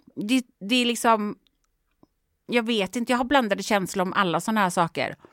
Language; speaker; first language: Swedish; native; Swedish